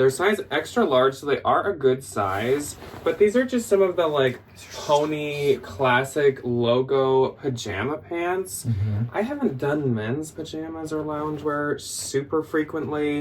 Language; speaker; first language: English; native; English